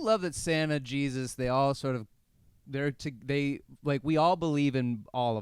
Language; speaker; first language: English; native; English